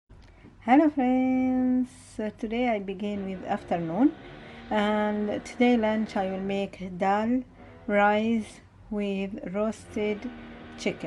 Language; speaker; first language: English; non-native, learner; Arabic